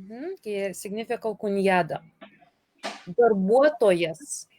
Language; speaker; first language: Spanish; non-native, fluent; Lithuanian